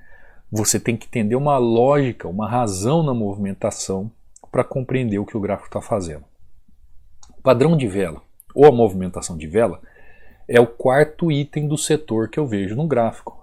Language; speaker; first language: Portuguese; native; Portuguese